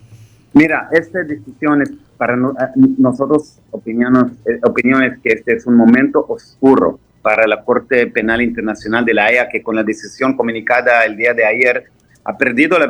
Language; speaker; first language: Spanish; non-native, fluent; Hebrew